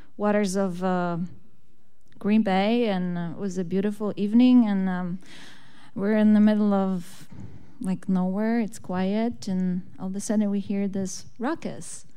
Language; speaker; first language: English; early bilingual, other home language; Polish